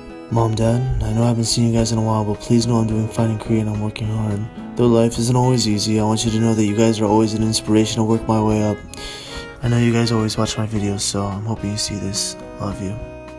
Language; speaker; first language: English; early bilingual, other home language; Spanish